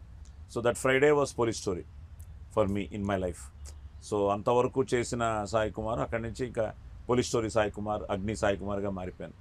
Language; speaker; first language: Telugu; native; Telugu